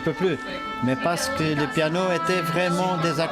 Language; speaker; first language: French; non-native, fluent; Portuguese